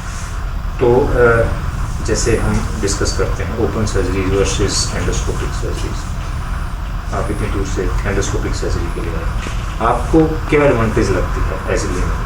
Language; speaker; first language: Hindi; native; Hindi